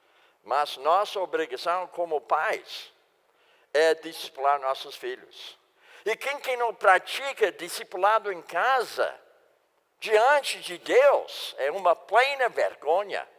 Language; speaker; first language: Portuguese; non-native, fluent; English